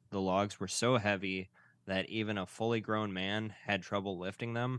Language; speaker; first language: English; native; English